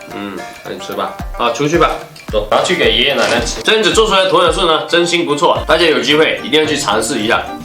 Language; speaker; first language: Chinese; native; Chinese